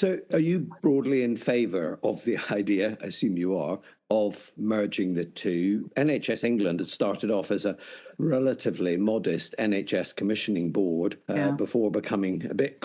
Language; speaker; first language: English; native; English